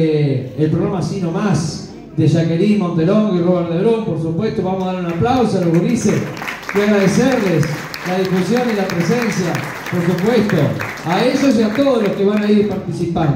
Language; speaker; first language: Spanish; native; Spanish